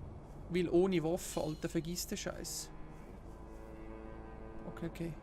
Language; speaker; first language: German; native; German